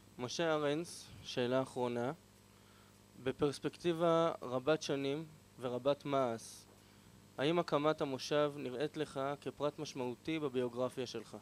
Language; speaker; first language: Hebrew; native; Hebrew